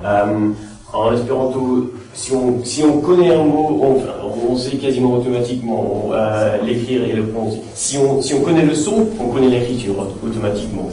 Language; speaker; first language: French; non-native, fluent; English